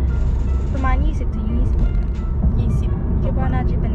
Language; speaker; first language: Thai; early bilingual, heritage; Thai